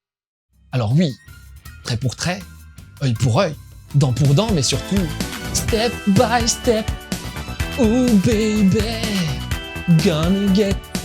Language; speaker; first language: French; native; French